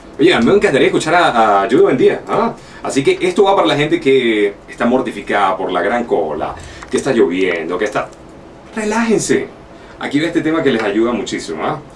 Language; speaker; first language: Spanish; native; Spanish